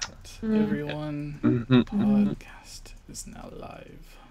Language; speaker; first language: English; native; English